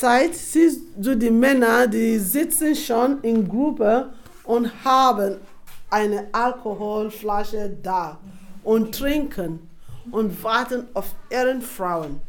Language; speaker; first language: German; non-native, fluent; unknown